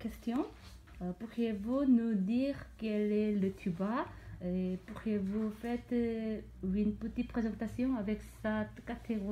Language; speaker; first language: French; non-native, learner; Korean